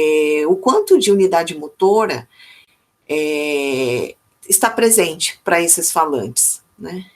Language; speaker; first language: Portuguese; native; Portuguese